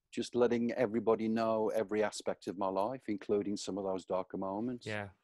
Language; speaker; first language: English; native; English